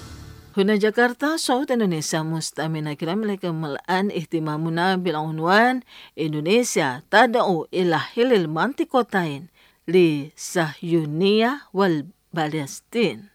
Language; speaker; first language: Arabic; non-native, fluent; Indonesian